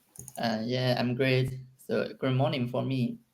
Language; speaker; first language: English; non-native, learner; Chinese